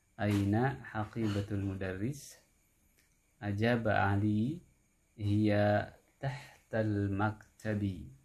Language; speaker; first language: Arabic; non-native, fluent; Indonesian